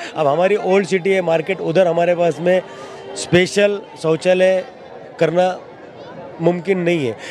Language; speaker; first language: Hindi; non-native, local second language; Marathi